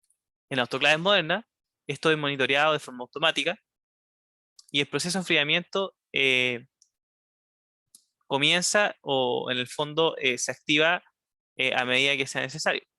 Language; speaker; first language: Spanish; native; Spanish